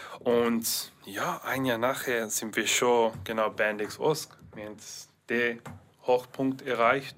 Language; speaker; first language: German; non-native, learner; English